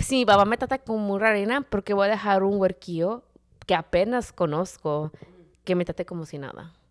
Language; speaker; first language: Spanish; early bilingual, heritage; Spanish